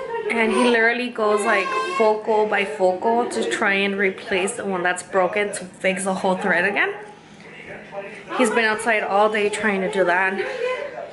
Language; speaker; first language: English; early bilingual, other home language; Spanish